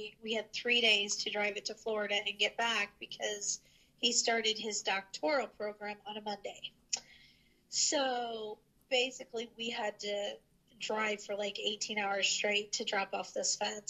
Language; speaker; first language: English; native; English